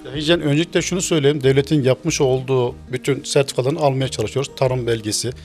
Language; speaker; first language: Turkish; native; Turkish